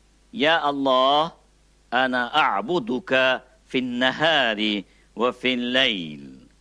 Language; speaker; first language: Arabic; non-native, fluent; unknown